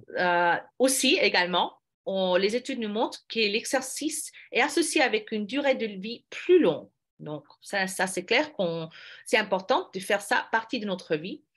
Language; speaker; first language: French; non-native, fluent; English